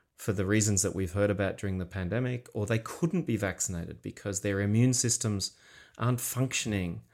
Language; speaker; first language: English; native; English